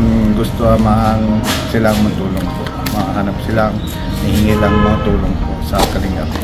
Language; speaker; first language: Filipino; non-native, learner; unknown